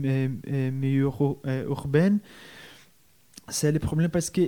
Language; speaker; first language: French; non-native, fluent; Portuguese